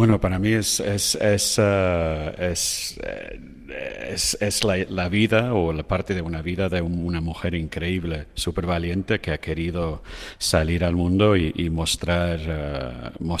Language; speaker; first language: Spanish; non-native, fluent; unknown